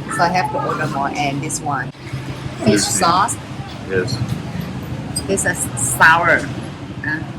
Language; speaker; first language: English; non-native, learner; Thai